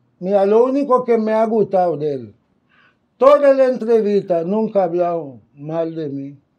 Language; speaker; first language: Spanish; non-native, fluent; Haitian Creole